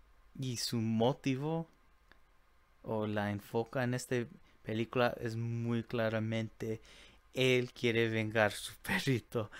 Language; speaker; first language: Spanish; early bilingual, heritage; Spanish